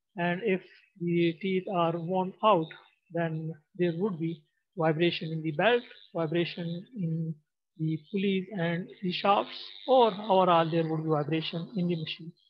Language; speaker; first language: English; non-native, local second language; Pashto